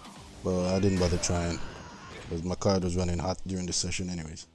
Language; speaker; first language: English; native; English